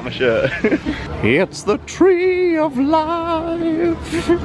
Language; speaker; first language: English; native; English